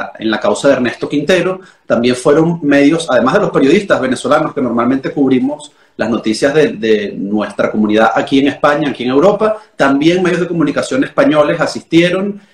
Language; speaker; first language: Spanish; native; Spanish